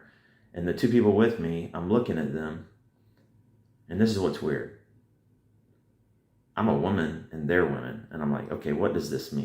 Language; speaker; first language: English; native; English